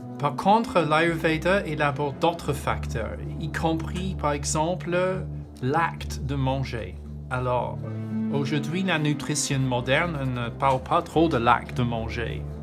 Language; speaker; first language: French; non-native, learner; English